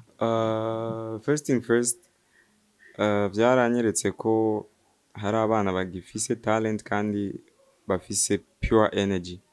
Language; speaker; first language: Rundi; early bilingual, heritage; Rundi